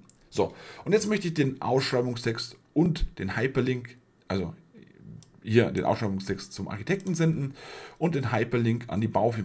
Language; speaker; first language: German; native; German